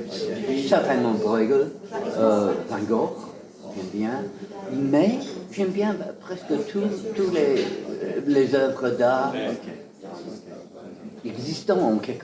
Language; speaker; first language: French; non-native, fluent; English